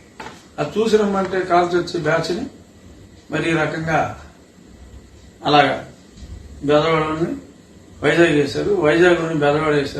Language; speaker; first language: Telugu; native; Telugu